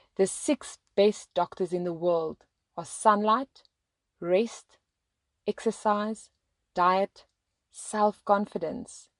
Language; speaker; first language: English; non-native, local second language; Afrikaans